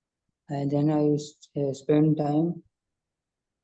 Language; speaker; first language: English; non-native, learner; Urdu